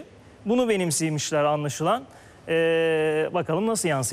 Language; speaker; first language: Turkish; native; Turkish